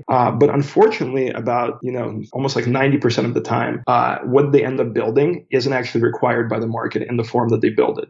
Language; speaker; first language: English; native; English